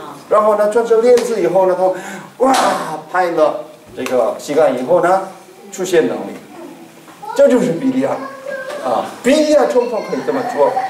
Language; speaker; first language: Chinese; non-native, fluent; Korean